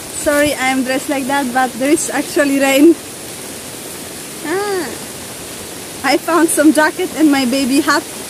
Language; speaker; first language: English; non-native, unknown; Polish